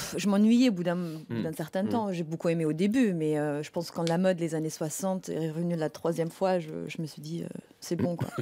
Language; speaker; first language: French; non-native, fluent; German